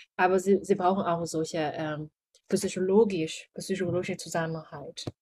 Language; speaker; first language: German; non-native, learner; Chinese